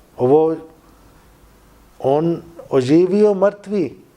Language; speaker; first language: Bosnian; non-native, learner; Urdu